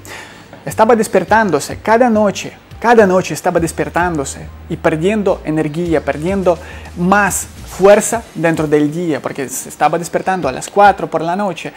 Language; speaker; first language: Spanish; non-native, fluent; Ukrainian